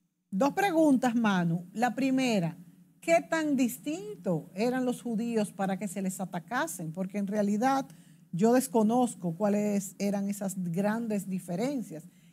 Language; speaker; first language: Spanish; native; Spanish